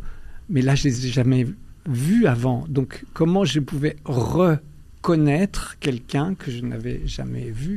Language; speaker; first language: French; early bilingual, other home language; Albanian